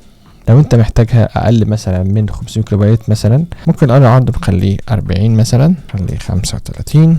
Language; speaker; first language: Arabic; native; Arabic